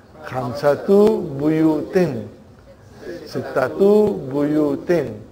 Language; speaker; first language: Arabic; non-native, fluent; Urdu